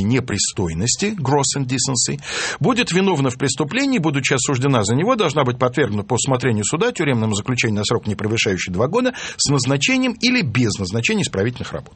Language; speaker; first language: Russian; native; Russian